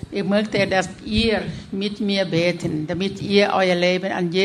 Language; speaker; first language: German; non-native, learner; Thai